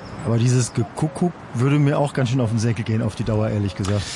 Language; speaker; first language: German; native; German